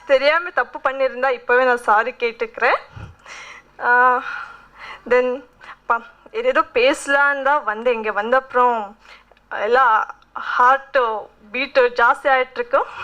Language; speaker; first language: Tamil; non-native, learner; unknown